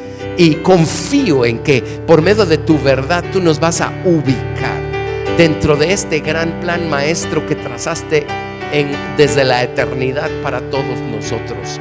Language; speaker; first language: Spanish; native; Spanish